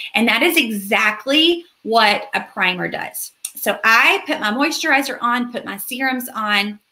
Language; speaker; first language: English; native; English